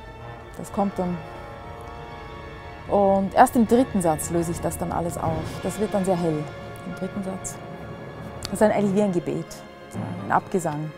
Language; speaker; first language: German; native; German